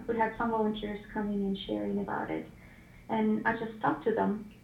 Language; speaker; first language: English; non-native, fluent; Ukrainian